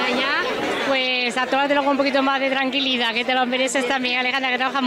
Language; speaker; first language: Spanish; native; Spanish